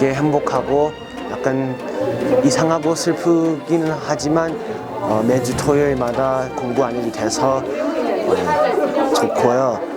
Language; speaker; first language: Korean; early bilingual, heritage; Korean